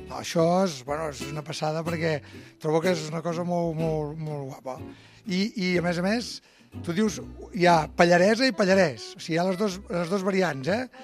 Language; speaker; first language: Catalan; native; Catalan